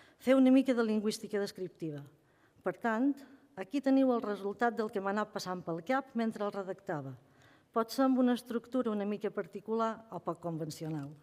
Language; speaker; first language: Catalan; native; Catalan